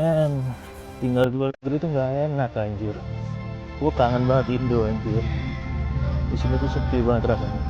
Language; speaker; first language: Indonesian; native; Indonesian